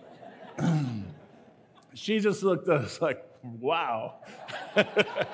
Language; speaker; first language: English; native; English